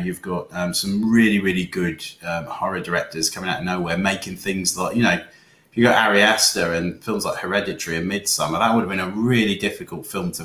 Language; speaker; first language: English; native; English